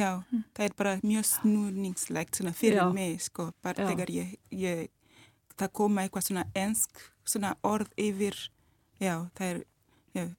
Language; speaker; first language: Icelandic; non-native, learner; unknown